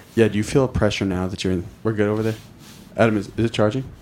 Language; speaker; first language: English; native; English